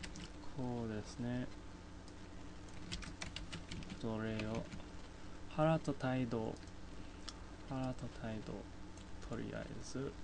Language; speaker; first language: Japanese; non-native, fluent; English